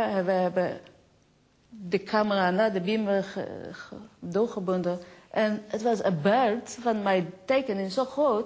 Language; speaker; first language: Dutch; non-native, fluent; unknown